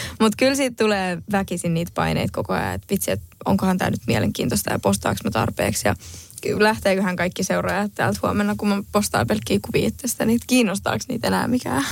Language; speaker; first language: Finnish; early bilingual, other home language; Spanish